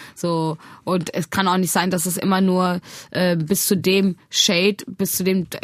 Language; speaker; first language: German; non-native, fluent; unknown